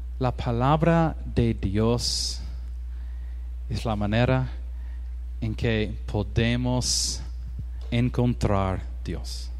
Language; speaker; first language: Spanish; non-native, learner; English